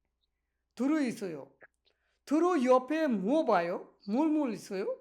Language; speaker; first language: Korean; non-native, fluent; Bangla